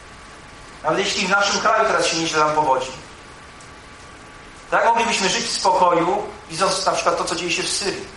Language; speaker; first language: Polish; native; Polish